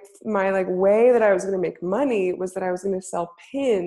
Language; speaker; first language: English; native; English